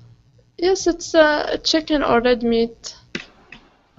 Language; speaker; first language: English; non-native, learner; Arabic